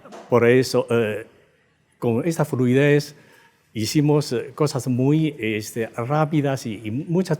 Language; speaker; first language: Spanish; non-native, fluent; Chinese